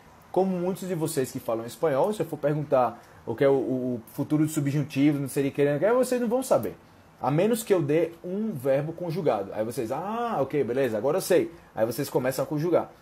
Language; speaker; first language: Portuguese; native; Portuguese